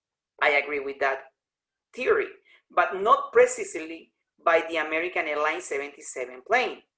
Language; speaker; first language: English; non-native, learner; Spanish